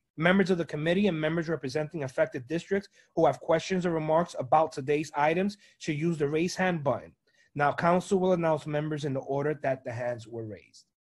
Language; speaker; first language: English; native; English